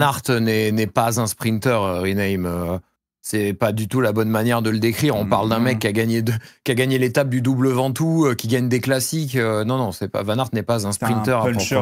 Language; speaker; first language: French; native; French